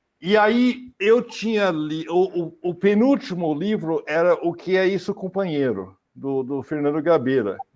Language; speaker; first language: Portuguese; non-native, fluent; English